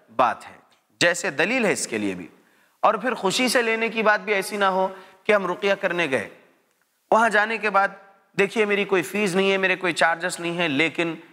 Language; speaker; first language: Urdu; native; Urdu